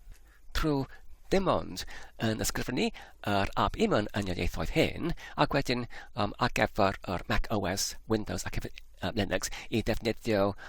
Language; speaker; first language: Welsh; non-native, learner; English